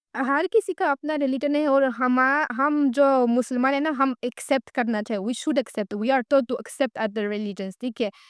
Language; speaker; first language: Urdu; non-native, fluent; Romanian